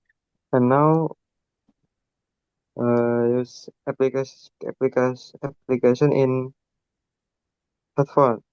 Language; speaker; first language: English; non-native, learner; Indonesian